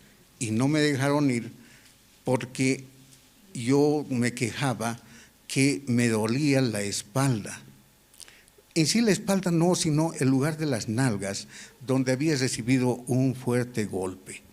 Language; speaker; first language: Spanish; native; Spanish